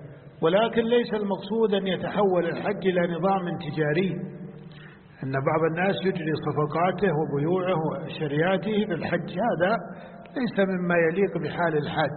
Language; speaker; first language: Arabic; native; Arabic